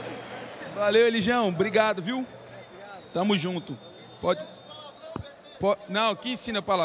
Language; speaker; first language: Portuguese; native; Portuguese